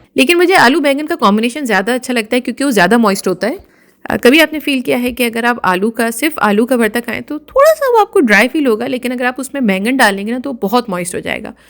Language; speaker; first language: Urdu; native; Urdu